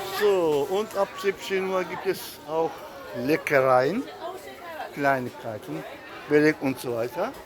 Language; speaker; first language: German; non-native, fluent; Turkish